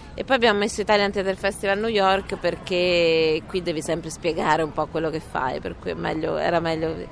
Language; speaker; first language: Italian; native; Italian